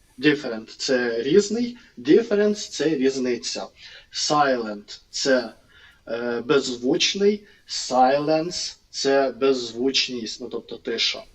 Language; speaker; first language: Ukrainian; non-native, local second language; Russian